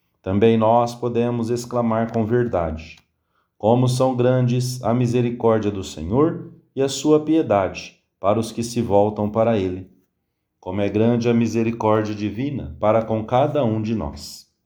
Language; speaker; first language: Portuguese; native; Portuguese